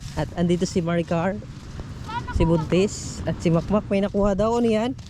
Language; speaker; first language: Filipino; native; Filipino